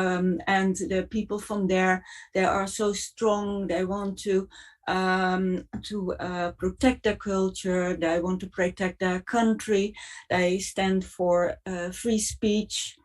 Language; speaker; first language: English; non-native, fluent; Dutch